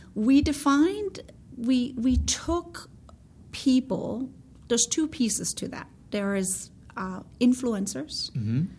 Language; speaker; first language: English; non-native, fluent; Danish